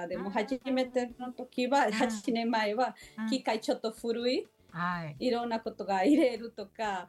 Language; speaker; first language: Japanese; non-native, learner; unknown